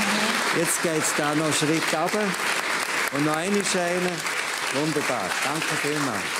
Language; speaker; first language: German; native; German